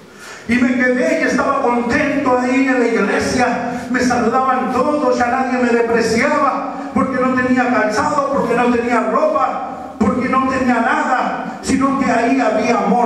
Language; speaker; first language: Spanish; native; Spanish